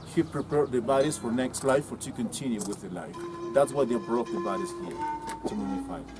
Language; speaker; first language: English; non-native, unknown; Spanish